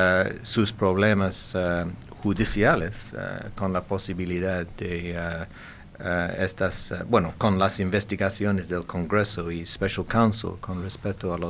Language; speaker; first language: Spanish; non-native, fluent; English